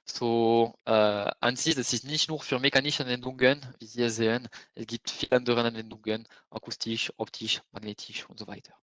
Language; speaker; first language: German; non-native, fluent; French